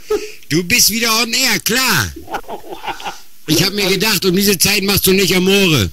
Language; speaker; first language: German; native; German